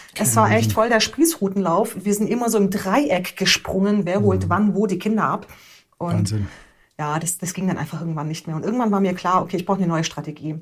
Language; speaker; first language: German; early bilingual, other home language; Hungarian